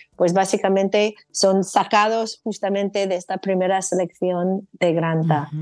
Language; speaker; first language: Spanish; non-native, fluent; English